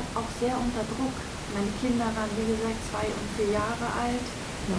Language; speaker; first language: German; native; German